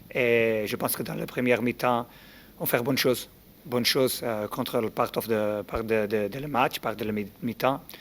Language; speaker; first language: French; non-native, learner; Portuguese